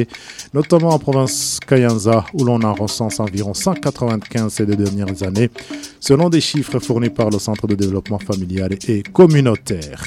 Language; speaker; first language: French; non-native, local second language; Rundi